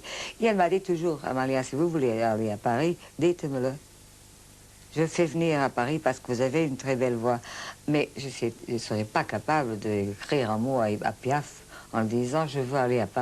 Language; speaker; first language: French; non-native, fluent; Portuguese